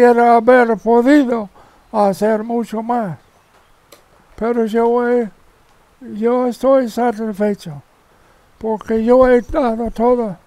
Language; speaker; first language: Spanish; non-native, fluent; English